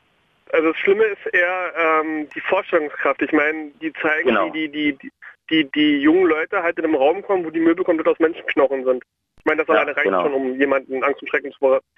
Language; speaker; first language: German; native; German